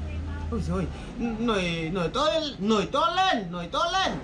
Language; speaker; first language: Vietnamese; non-native, learner; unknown